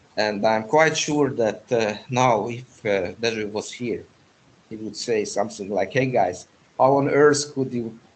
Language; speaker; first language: English; non-native, fluent; Hungarian